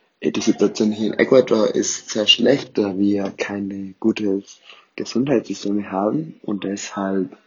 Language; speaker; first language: German; non-native, fluent; Spanish